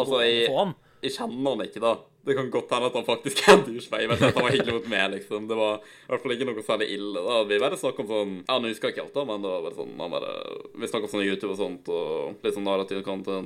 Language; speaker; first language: Norwegian; native; Norwegian